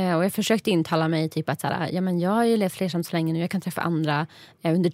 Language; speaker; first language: Swedish; native; Swedish